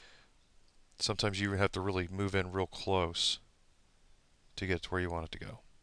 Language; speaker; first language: English; native; English